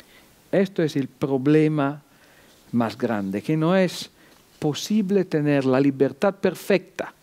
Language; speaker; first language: Spanish; non-native, fluent; Italian